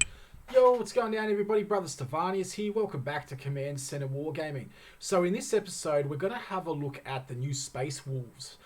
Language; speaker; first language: English; native; English